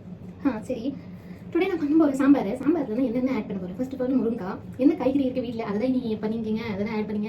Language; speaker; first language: Tamil; non-native, learner; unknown